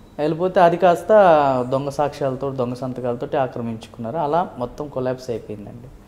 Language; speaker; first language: Telugu; native; Telugu